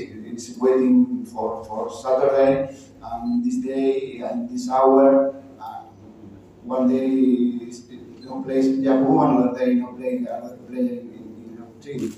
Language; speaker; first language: English; non-native, learner; Spanish